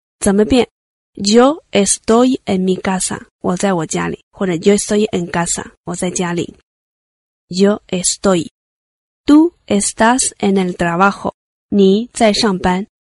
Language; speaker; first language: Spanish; non-native, fluent; Chinese